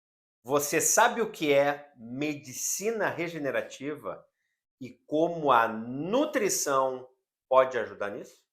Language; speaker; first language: Portuguese; native; Portuguese